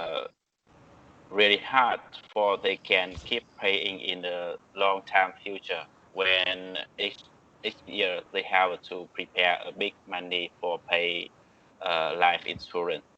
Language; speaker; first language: English; non-native, learner; Vietnamese